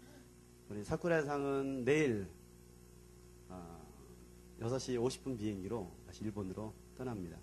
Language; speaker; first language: Korean; native; Korean